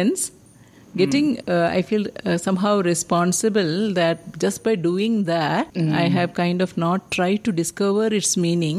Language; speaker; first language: English; non-native, local second language; Malayalam